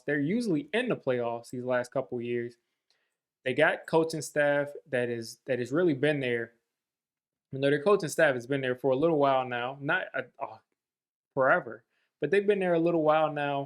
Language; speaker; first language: English; native; English